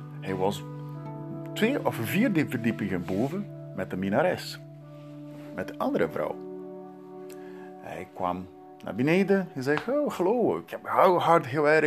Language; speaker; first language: Dutch; non-native, learner; Portuguese